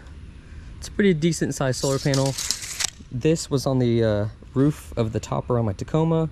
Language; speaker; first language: English; native; English